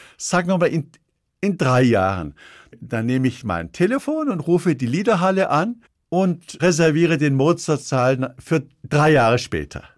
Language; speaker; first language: German; early bilingual, other home language; Turkish